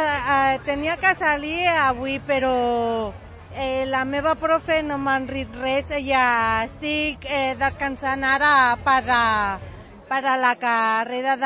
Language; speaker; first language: Catalan; non-native, local second language; Spanish